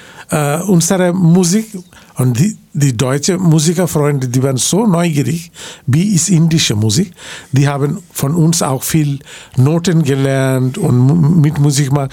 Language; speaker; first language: German; non-native, fluent; Bangla